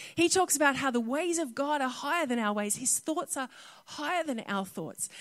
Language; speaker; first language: English; native; English